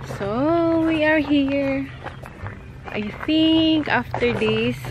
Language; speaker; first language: English; non-native, local second language; Cebuano